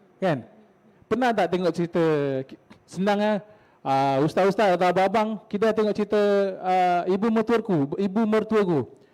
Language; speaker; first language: Malay; native; Malay